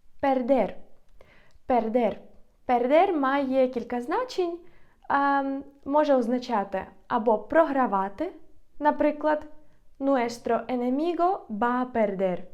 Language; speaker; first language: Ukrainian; native; Ukrainian